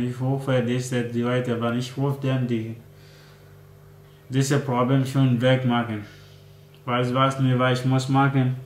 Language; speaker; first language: German; non-native, learner; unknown